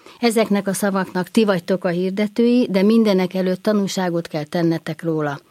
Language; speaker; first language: Hungarian; native; Hungarian